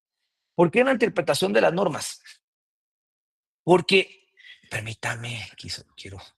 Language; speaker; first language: Spanish; native; Spanish